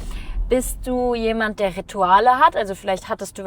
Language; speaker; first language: German; native; German